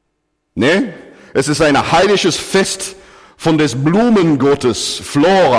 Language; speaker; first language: German; non-native, fluent; English